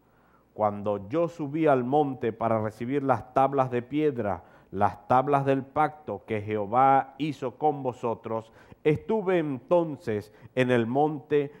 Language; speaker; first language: Spanish; native; Spanish